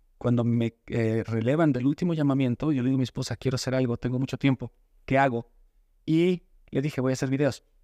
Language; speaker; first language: Spanish; native; Spanish